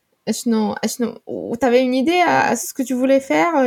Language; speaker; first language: French; non-native, local second language; Arabic